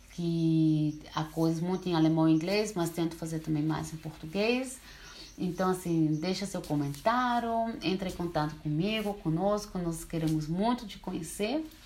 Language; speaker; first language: Portuguese; early bilingual, heritage; Portuguese